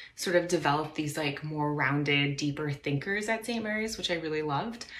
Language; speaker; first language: English; native; English